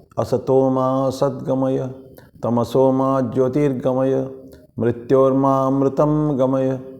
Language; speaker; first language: Hindi; non-native, local second language; Odia